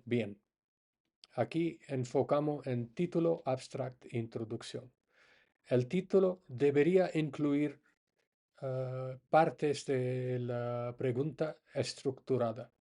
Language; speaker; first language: Spanish; non-native, fluent; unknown